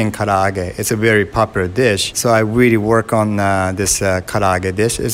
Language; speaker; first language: English; non-native, fluent; Japanese